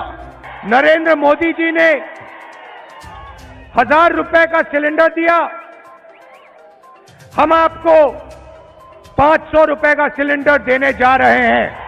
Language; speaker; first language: Hindi; non-native, local second language; Telugu